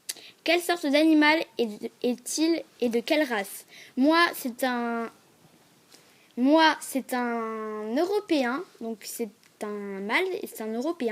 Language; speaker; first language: French; native; French